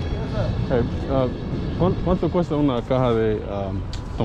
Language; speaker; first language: Spanish; non-native, learner; English